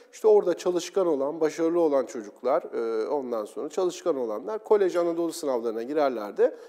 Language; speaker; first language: Turkish; native; Turkish